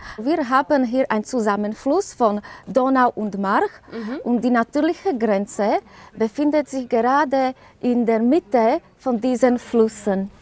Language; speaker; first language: German; non-native, fluent; Slovak